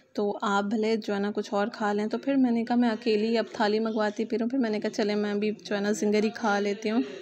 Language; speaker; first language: Urdu; native; Urdu